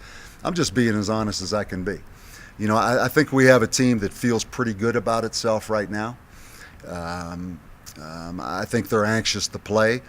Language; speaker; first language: English; native; English